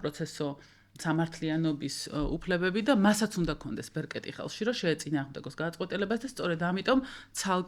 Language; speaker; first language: Georgian; native; Georgian